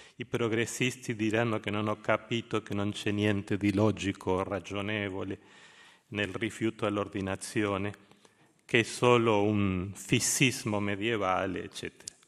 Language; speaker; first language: Italian; non-native, fluent; Spanish